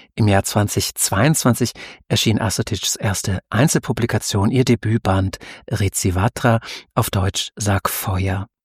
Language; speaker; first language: German; native; German